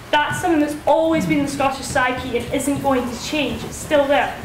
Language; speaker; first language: English; native; English